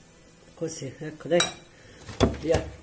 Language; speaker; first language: Italian; native; Italian